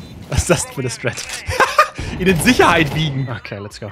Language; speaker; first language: German; native; German